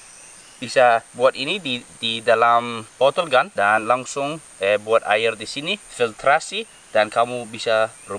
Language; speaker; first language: Indonesian; non-native, learner; English